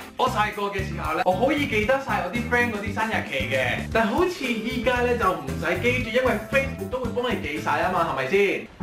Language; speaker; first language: Cantonese; non-native, fluent; Spanish